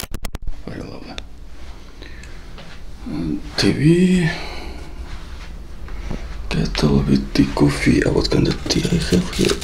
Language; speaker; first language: English; non-native, learner; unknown